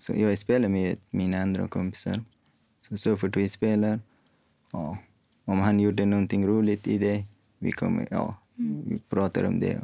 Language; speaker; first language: Swedish; non-native, fluent; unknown